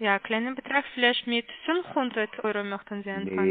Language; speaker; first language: German; non-native, learner; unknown